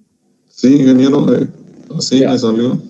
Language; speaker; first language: Spanish; native; Spanish